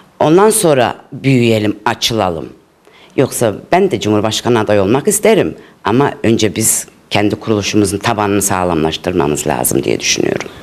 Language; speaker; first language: Turkish; early bilingual, heritage; Turkish